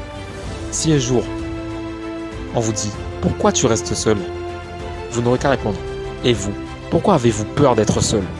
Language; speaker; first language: French; native; French